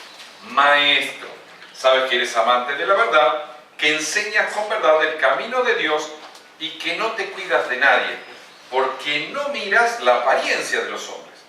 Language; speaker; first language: Spanish; native; Spanish